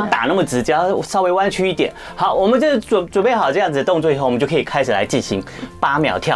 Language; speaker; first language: Chinese; native; Chinese